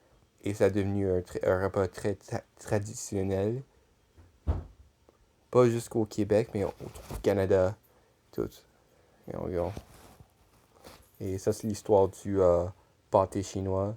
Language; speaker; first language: French; non-native, local second language; English